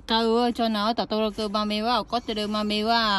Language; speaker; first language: Japanese; non-native, learner; Vietnamese